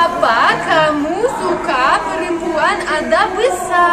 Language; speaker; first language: Indonesian; non-native, learner; Russian